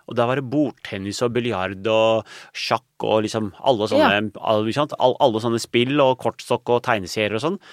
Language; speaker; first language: Norwegian; early bilingual, other home language; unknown